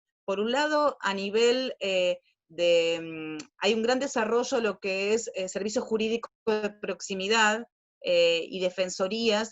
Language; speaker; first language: Spanish; native; Spanish